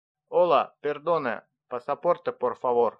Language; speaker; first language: Spanish; non-native, learner; Russian